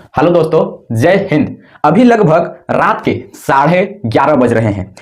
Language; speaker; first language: Hindi; native; Hindi